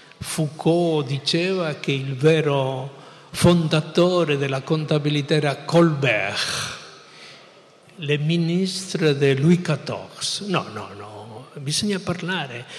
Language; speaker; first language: Italian; non-native, fluent; Spanish